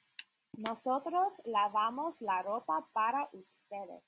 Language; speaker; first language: Spanish; non-native, learner; English